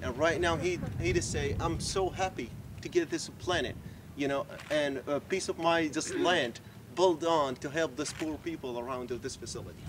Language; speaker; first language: English; non-native, fluent; Arabic